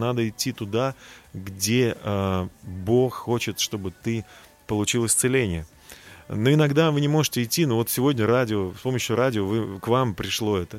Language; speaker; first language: Russian; native; Russian